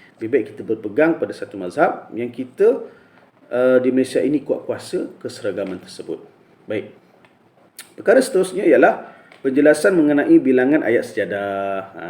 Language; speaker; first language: Malay; native; Malay